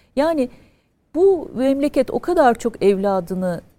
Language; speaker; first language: Turkish; native; Turkish